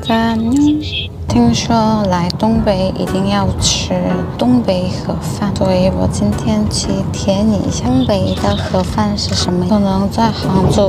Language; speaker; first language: Chinese; non-native, fluent; Korean